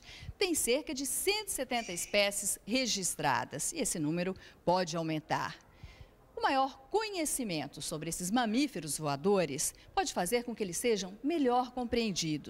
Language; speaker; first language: Portuguese; native; Portuguese